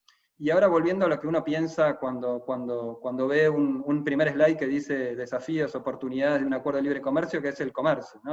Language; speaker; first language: Spanish; native; Spanish